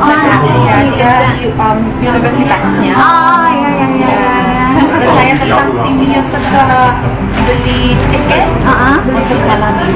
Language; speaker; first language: Indonesian; non-native, learner; English